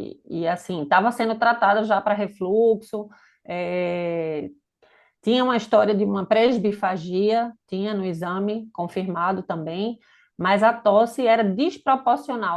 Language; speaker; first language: Portuguese; native; Portuguese